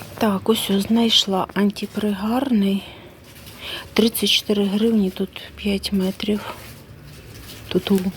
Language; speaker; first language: Ukrainian; non-native, local second language; Russian